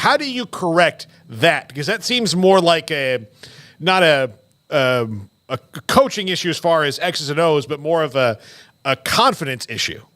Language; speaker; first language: English; native; English